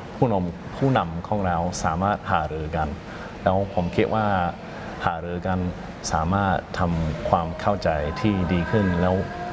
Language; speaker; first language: Thai; non-native, fluent; English